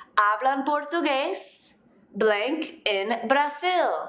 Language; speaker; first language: Spanish; non-native, fluent; English